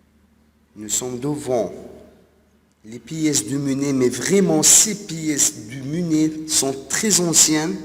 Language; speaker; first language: French; non-native, fluent; Arabic